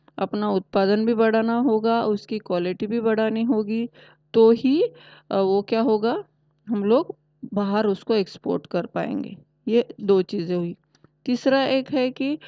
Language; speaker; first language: Hindi; non-native, local second language; Marathi